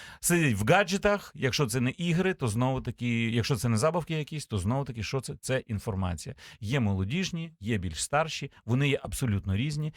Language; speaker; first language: Ukrainian; native; Ukrainian